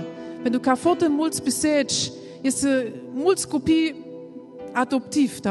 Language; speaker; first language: Romanian; non-native, learner; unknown